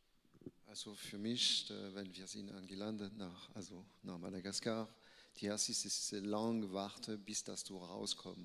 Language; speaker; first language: German; non-native, learner; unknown